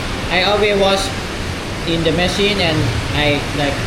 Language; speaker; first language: English; non-native, learner; Thai